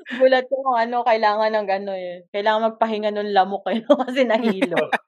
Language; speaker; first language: Filipino; native; Filipino